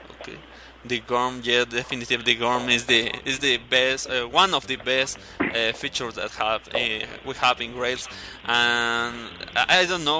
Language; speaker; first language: English; non-native, learner; Spanish